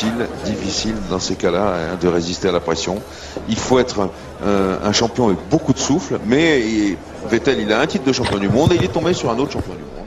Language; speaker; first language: French; native; French